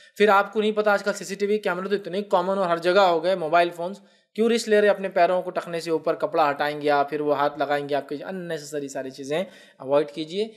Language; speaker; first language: Urdu; native; Urdu